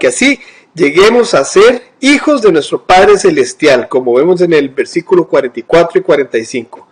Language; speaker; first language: Spanish; native; Spanish